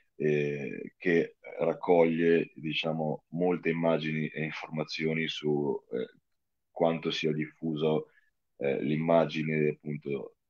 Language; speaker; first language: Italian; non-native, fluent; Russian